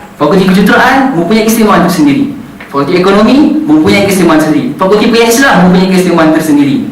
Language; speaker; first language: Malay; non-native, local second language; Central Dusun